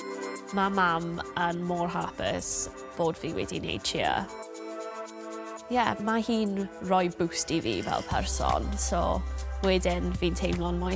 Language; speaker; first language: Welsh; non-native, local second language; English